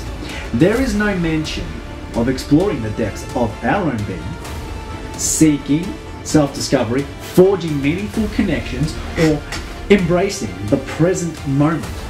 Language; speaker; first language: English; native; English